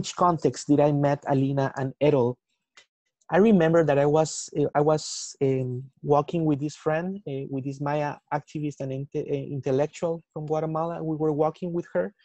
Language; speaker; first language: English; non-native, fluent; Spanish